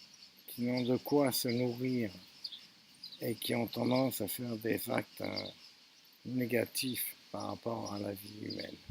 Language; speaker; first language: French; native; French